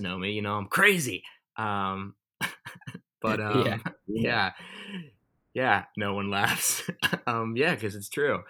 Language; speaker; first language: English; native; English